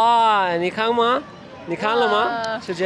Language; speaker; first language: Chinese; non-native, learner; Turkish